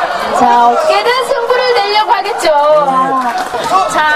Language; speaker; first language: Korean; native; Korean